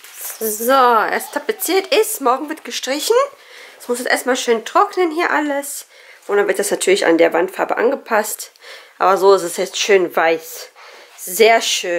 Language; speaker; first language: German; native; German